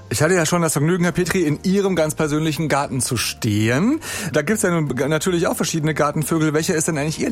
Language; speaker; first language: German; native; German